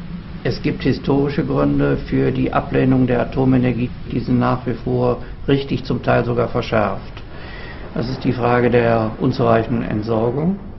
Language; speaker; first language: German; native; German